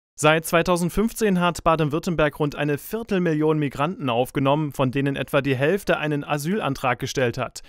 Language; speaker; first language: German; native; German